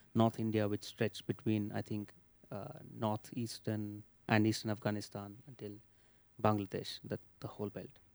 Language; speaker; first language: English; non-native, local second language; Marathi